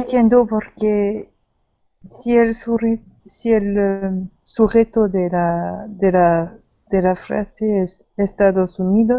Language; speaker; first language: Spanish; non-native, learner; French